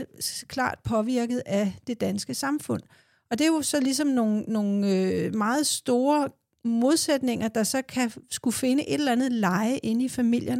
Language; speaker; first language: Danish; native; Danish